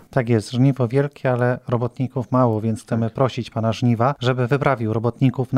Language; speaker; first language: Polish; native; Polish